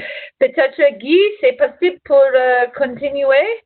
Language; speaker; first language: French; non-native, learner; English